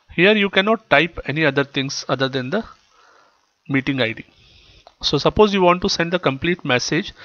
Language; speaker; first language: English; non-native, local second language; Kannada